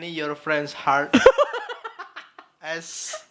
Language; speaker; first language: English; non-native, learner; Indonesian